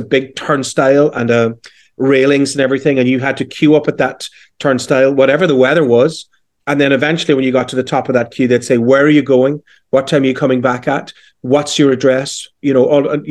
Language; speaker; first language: English; native; English